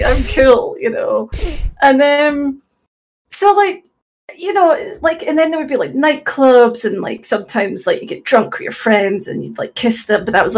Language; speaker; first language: English; native; English